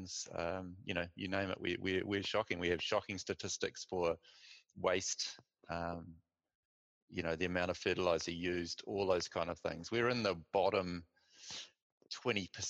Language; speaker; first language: English; native; English